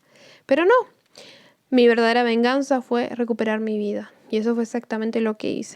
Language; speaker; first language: Spanish; native; Spanish